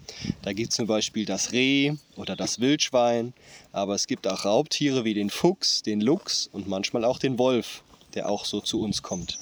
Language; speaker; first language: German; native; German